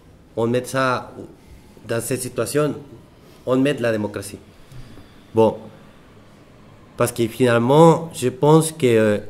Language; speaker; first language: French; non-native, fluent; Spanish